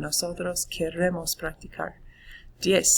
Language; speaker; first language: Spanish; non-native, fluent; English